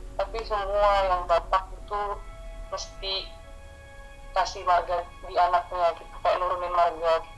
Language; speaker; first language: Indonesian; native; Indonesian